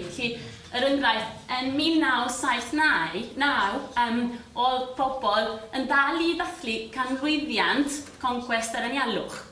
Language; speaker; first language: Welsh; non-native, fluent; Spanish